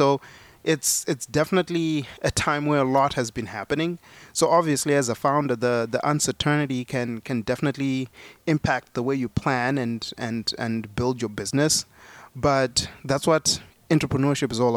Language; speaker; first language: English; non-native, local second language; Shona